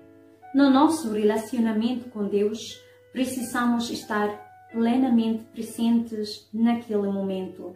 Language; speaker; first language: Portuguese; non-native, fluent; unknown